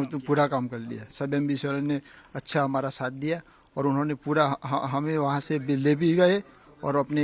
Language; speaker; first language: Hindi; native; Hindi